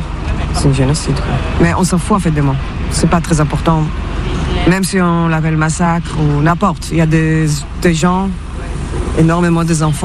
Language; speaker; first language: French; non-native, fluent; Hebrew